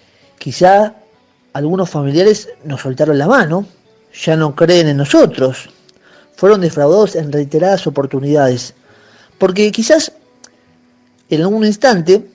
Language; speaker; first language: Spanish; native; Spanish